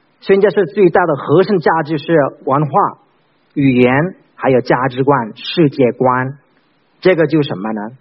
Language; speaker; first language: Chinese; non-native, fluent; Korean